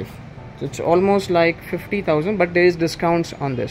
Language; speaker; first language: English; non-native, local second language; Hindi